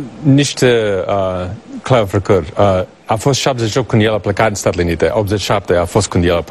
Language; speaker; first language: Romanian; non-native, learner; English